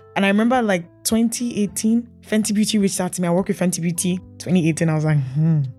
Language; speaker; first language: English; non-native, local second language; Igbo